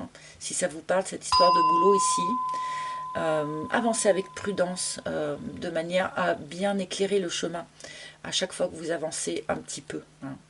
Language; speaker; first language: French; native; French